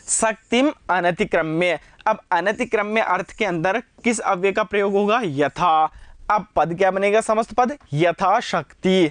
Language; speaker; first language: Hindi; native; Hindi